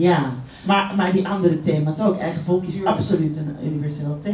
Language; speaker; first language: Dutch; native; Dutch